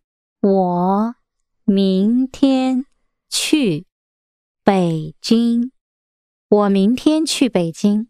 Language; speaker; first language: Chinese; non-native, learner; English